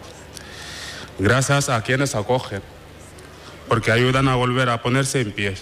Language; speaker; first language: Spanish; non-native, fluent; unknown